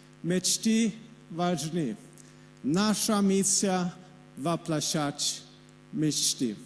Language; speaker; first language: Russian; non-native, fluent; Swedish